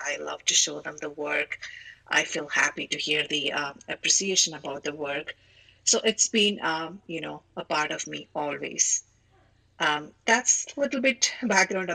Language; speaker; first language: English; non-native, local second language; Malayalam